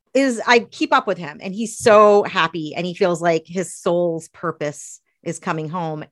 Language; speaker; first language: English; native; English